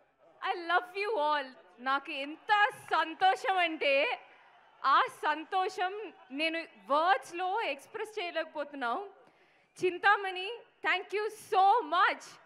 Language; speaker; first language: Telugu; non-native, learner; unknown